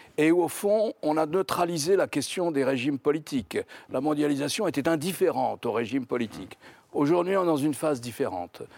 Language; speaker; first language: French; native; French